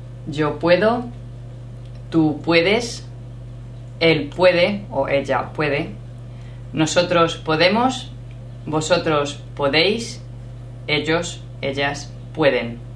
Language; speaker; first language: Spanish; native; Spanish